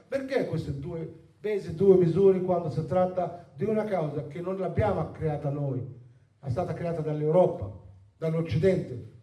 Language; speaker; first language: Italian; non-native, fluent; Arabic